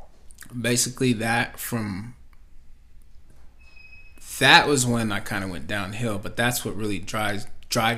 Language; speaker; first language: English; native; English